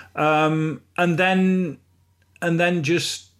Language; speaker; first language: English; native; English